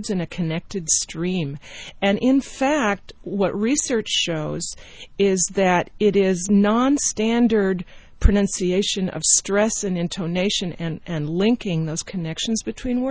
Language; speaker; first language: English; native; English